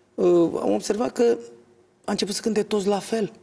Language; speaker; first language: Romanian; native; Romanian